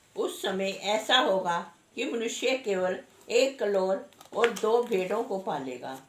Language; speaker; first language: Hindi; non-native, local second language; Punjabi